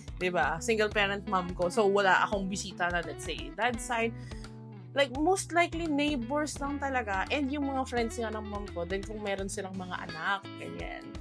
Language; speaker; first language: Filipino; native; Filipino